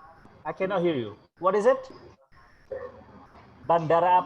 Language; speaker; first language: English; non-native, fluent; Indonesian